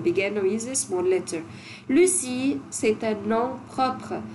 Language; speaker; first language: French; non-native, fluent; Arabic